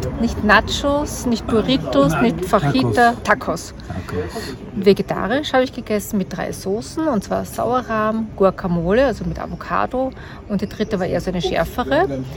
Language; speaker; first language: German; native; German